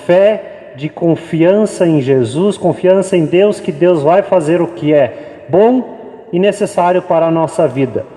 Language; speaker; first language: Portuguese; native; Portuguese